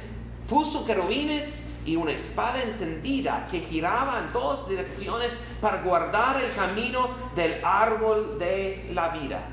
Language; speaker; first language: Spanish; non-native, fluent; English